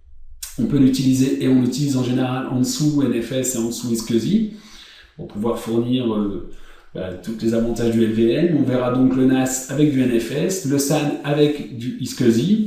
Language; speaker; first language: French; native; French